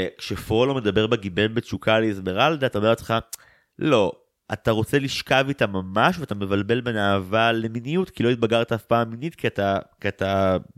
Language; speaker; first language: Hebrew; native; Hebrew